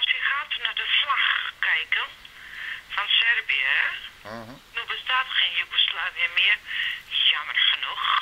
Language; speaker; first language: Dutch; non-native, learner; Serbian